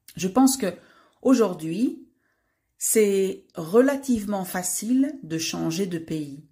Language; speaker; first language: French; native; French